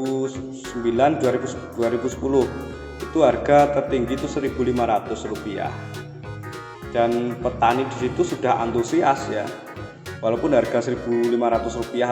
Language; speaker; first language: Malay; non-native, local second language; Javanese